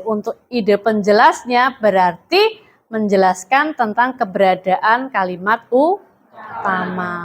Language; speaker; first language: Indonesian; native; Indonesian